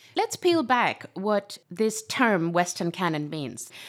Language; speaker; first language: English; non-native, local second language; Urdu